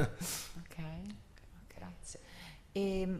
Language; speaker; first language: Italian; native; Italian